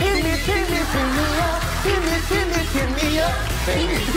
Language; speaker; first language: Korean; native; Korean